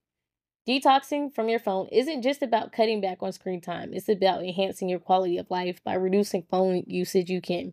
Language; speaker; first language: English; native; English